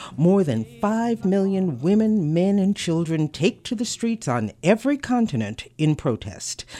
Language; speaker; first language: English; native; English